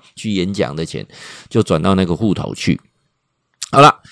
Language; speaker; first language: Chinese; native; Chinese